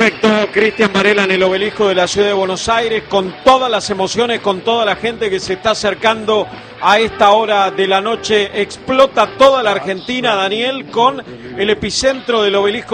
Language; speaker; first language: Spanish; native; Spanish